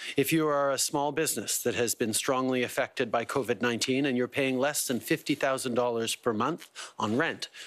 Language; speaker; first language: English; native; English